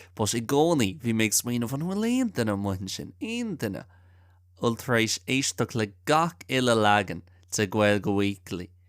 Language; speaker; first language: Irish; non-native, local second language; English